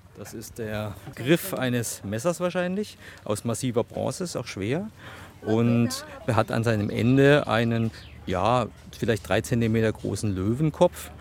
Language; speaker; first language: German; native; German